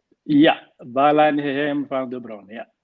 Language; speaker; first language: Dutch; non-native, fluent; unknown